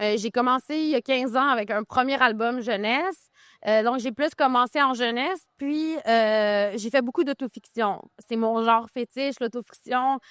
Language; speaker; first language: French; native; French